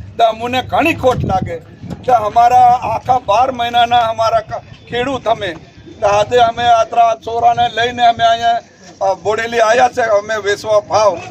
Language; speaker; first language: Gujarati; non-native, local second language; Rathawi